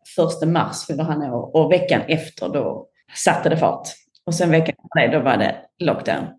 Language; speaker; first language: Swedish; native; Swedish